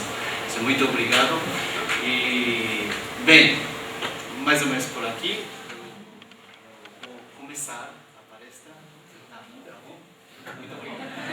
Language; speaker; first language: Portuguese; non-native, fluent; Japanese